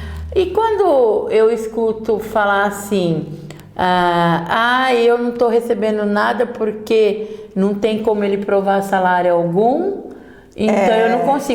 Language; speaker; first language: Portuguese; native; Portuguese